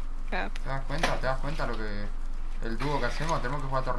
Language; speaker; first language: Spanish; native; Spanish